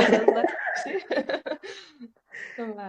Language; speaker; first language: Spanish; non-native, fluent; Russian